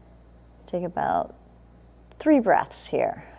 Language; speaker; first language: English; native; English